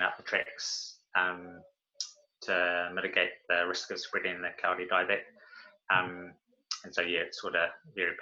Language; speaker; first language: English; native; English